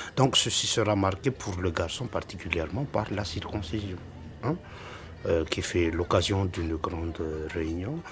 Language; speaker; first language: French; non-native, local second language; Malagasy